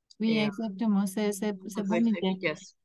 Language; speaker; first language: French; non-native, learner; Turkish